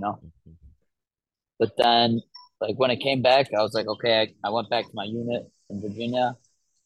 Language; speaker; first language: English; native; English